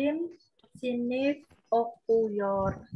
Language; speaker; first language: Turkish; non-native, learner; Indonesian